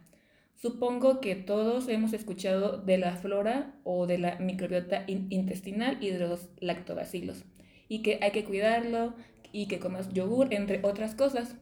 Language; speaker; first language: Spanish; native; Spanish